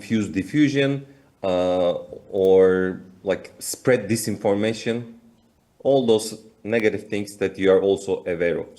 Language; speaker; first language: English; non-native, fluent; Turkish